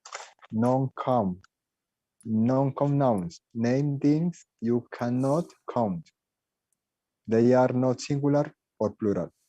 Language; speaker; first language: English; non-native, learner; Spanish